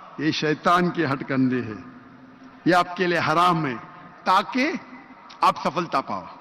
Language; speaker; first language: Urdu; non-native, local second language; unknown